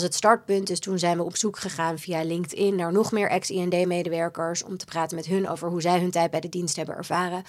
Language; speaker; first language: Dutch; native; Dutch